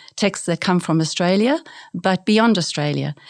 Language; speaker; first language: English; native; English